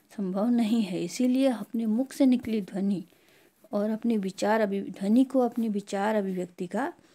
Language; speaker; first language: Hindi; native; Hindi